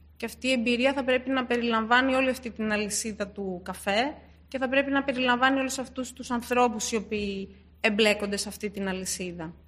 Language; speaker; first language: Greek; early bilingual, other home language; Turkish